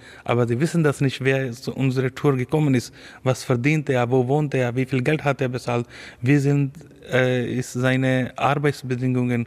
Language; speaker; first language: German; non-native, learner; Urdu